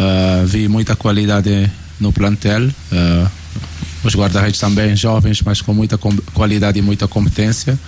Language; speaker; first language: Portuguese; non-native, local second language; Kabuverdianu